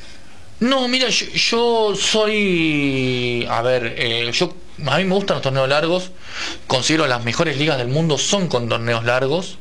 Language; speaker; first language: Spanish; native; Spanish